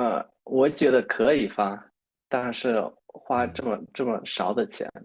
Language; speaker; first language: Chinese; non-native, fluent; Spanish